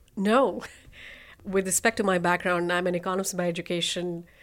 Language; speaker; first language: English; non-native, local second language; Hindi